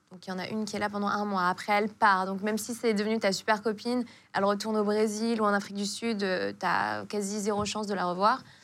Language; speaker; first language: French; non-native, local second language; Arabic